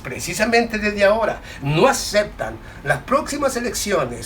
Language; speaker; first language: Spanish; native; Spanish